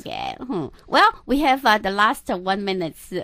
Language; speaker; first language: English; non-native, local second language; Chinese